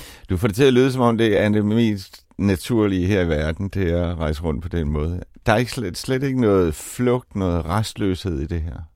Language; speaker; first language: Danish; native; Danish